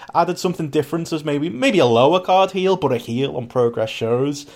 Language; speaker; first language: English; native; English